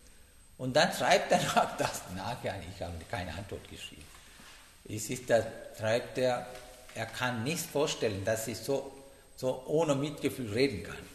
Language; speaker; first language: German; non-native, fluent; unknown